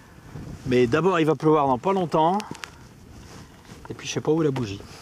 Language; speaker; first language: French; native; French